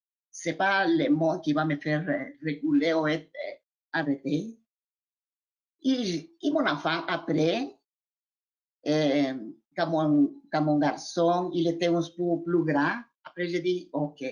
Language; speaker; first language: French; non-native, fluent; Spanish